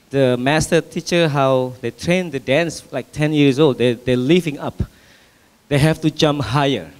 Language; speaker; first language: English; non-native, fluent; Indonesian